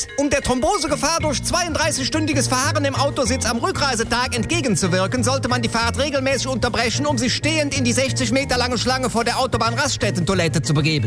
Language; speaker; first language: German; native; German